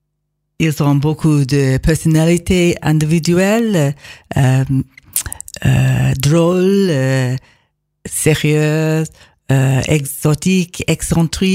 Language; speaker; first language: French; non-native, learner; English